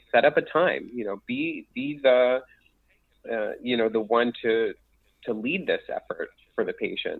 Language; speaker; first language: English; native; English